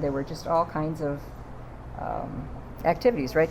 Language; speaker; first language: English; native; English